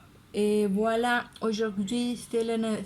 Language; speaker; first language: French; non-native, learner; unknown